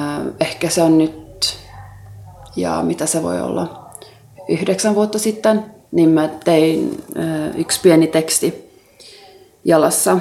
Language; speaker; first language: Finnish; non-native, local second language; Swedish